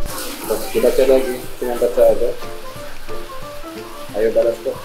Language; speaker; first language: Indonesian; non-native, fluent; Arabic